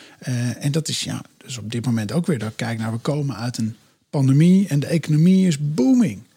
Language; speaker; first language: Dutch; native; Dutch